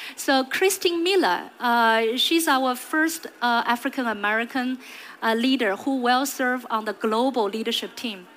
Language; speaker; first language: English; non-native, fluent; Chinese